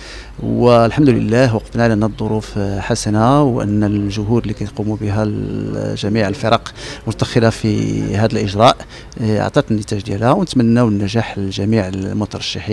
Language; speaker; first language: Arabic; native; Arabic